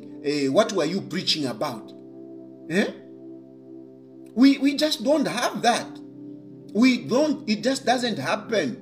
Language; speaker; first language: English; non-native, local second language; Bemba